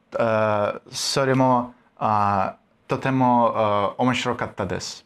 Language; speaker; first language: Japanese; non-native, learner; Russian